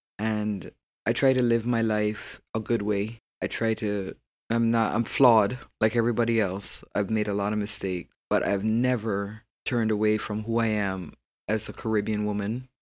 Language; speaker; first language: English; native; English